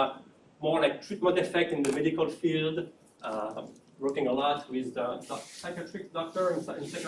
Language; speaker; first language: English; non-native, fluent; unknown